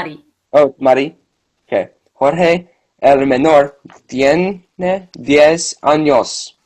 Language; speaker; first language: Spanish; non-native, learner; English